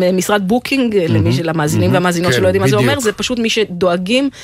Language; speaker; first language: Hebrew; native; Hebrew